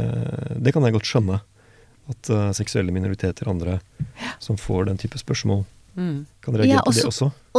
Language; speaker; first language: Norwegian; native; Norwegian